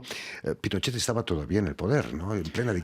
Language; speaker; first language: Spanish; native; Spanish